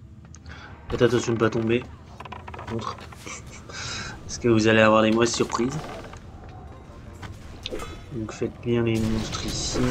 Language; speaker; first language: French; native; French